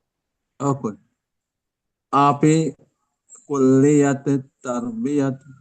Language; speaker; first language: Arabic; non-native, learner; Indonesian